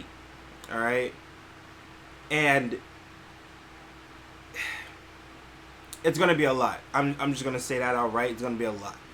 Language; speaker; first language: English; native; English